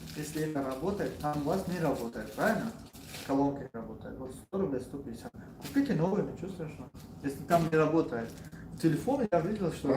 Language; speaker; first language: Russian; non-native, local second language; Tajik